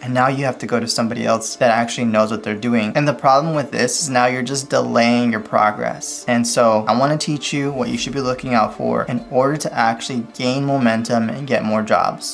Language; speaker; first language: English; native; English